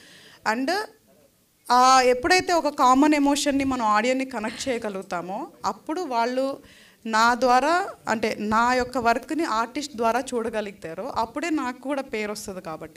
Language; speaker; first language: Telugu; native; Telugu